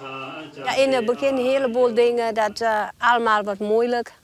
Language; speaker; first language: Dutch; non-native, learner; Thai